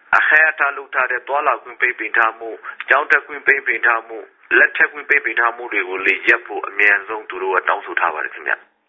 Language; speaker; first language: Burmese; non-native, local second language; Rohingya